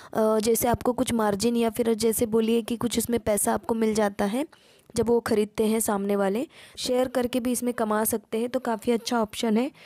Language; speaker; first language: Hindi; non-native, local second language; Marathi